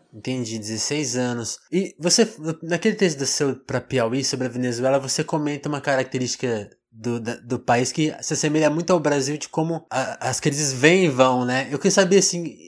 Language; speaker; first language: Portuguese; native; Portuguese